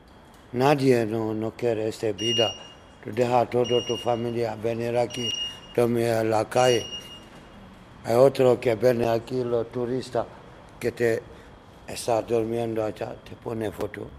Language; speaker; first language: Spanish; non-native, learner; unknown